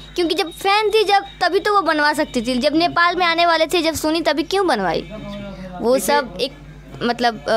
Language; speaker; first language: Hindi; non-native, local second language; Bhojpuri